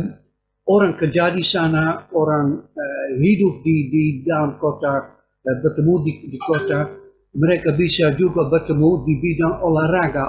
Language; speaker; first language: Indonesian; non-native, fluent; Dutch